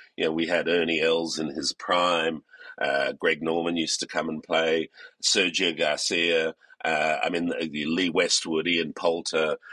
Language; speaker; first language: English; native; English